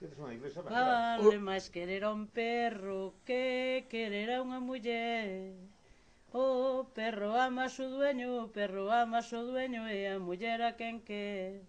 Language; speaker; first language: Galician; native; Galician